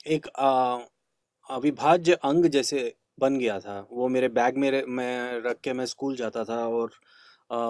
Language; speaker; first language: Hindi; non-native, local second language; Kannada